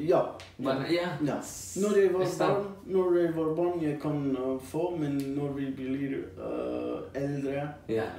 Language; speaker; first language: Norwegian; non-native, learner; Persian